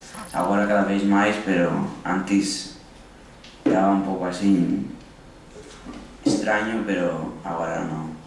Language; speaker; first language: Portuguese; early bilingual, heritage; Portuguese